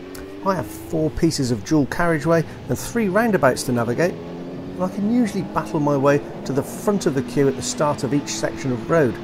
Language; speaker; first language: English; native; English